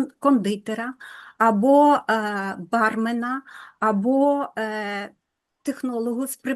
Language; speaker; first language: Ukrainian; non-native, local second language; Russian